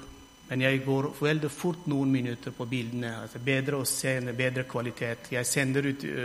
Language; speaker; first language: Norwegian; non-native, fluent; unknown